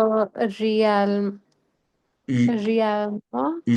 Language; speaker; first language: French; non-native, learner; Hindi